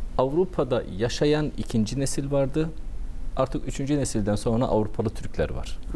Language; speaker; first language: Turkish; early bilingual, heritage; Turkish